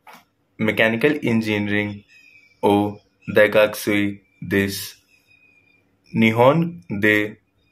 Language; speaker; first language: Japanese; non-native, learner; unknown